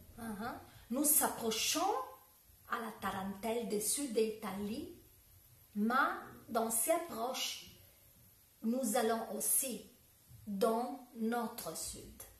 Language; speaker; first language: French; non-native, learner; Italian